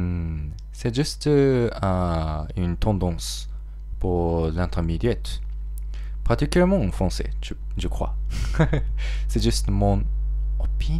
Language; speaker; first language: French; non-native, learner; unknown